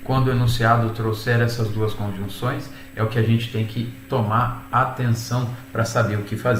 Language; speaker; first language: Portuguese; native; Portuguese